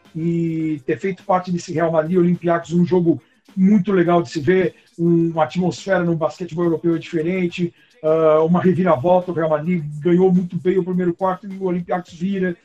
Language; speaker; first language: Portuguese; native; Portuguese